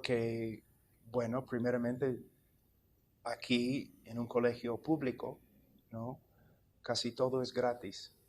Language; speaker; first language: Spanish; non-native, fluent; English